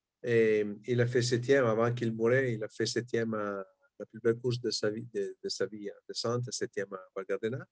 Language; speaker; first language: French; non-native, fluent; Italian